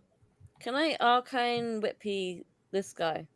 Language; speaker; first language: English; native; English